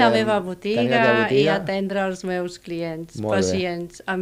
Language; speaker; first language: Catalan; non-native, fluent; Romanian